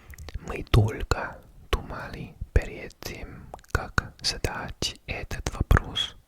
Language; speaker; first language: Russian; non-native, learner; English